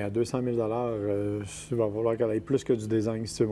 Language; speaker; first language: French; native; French